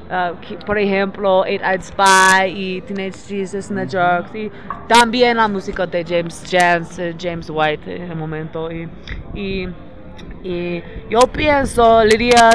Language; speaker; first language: Spanish; non-native, learner; English